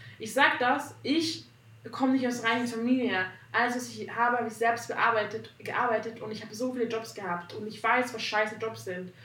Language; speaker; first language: German; non-native, fluent; Hungarian